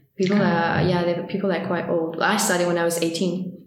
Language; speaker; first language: English; early bilingual, heritage; French